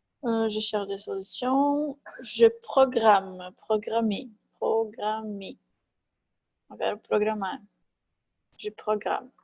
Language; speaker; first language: French; non-native, fluent; Portuguese